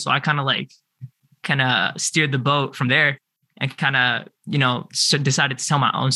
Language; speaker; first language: English; native; English